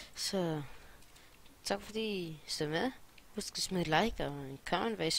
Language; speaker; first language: Danish; native; Danish